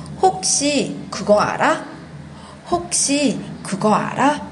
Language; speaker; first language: Korean; non-native, fluent; Chinese